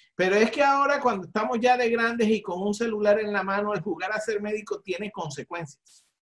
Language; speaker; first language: Spanish; native; Spanish